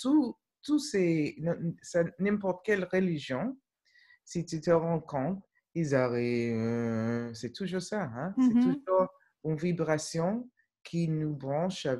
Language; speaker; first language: French; non-native, fluent; English